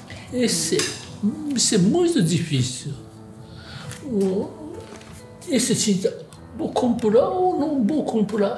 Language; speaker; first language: Portuguese; non-native, learner; Japanese